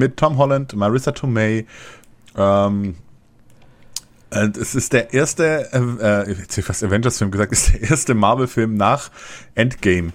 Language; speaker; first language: German; native; German